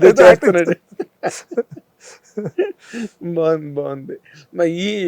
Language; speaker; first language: Telugu; native; Telugu